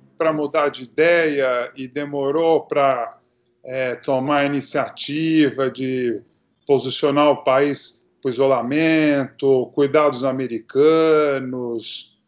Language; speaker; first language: Portuguese; native; Portuguese